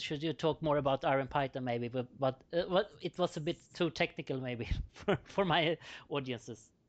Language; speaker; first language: English; non-native, fluent; Swedish